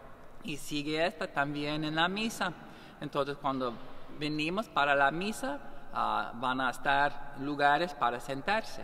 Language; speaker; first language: Spanish; non-native, learner; English